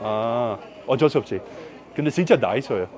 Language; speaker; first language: Korean; non-native, fluent; Dutch